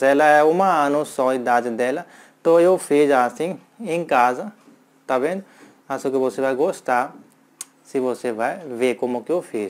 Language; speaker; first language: Portuguese; non-native, learner; Hindi